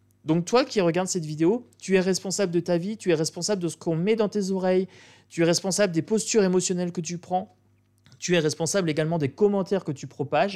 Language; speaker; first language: French; native; French